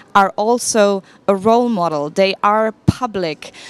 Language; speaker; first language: English; non-native, fluent; German